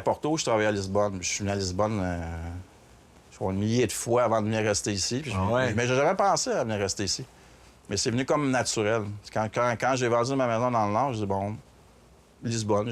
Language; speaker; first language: French; native; French